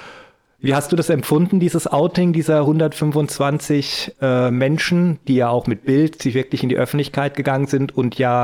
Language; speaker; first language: German; native; German